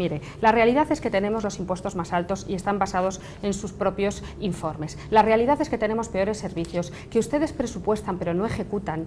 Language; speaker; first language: Spanish; native; Spanish